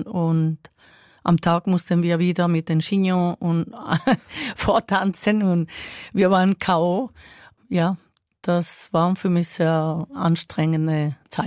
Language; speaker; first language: German; non-native, fluent; Spanish